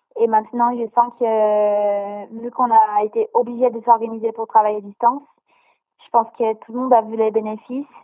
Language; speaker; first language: French; non-native, fluent; Portuguese